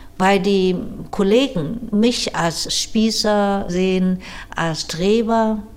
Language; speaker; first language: German; non-native, fluent; Vietnamese